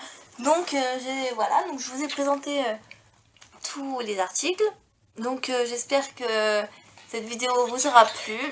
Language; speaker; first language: French; native; French